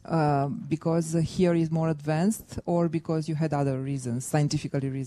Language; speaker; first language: English; non-native, fluent; Romanian